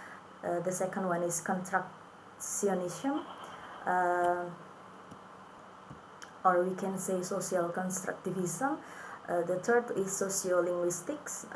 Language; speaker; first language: English; non-native, fluent; Indonesian